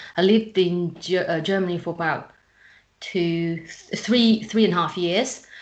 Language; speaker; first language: English; non-native, fluent; Chinese